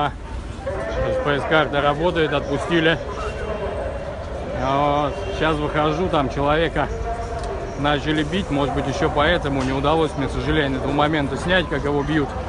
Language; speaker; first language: Russian; native; Russian